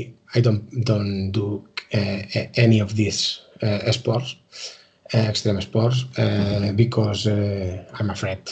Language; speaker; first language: English; non-native, learner; Spanish